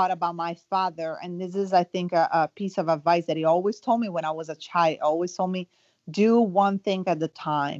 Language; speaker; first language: English; non-native, fluent; Italian